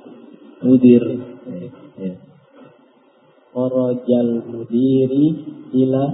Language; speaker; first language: Arabic; non-native, learner; Indonesian